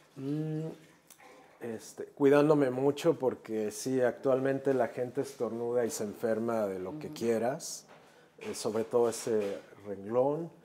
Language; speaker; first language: Spanish; native; Spanish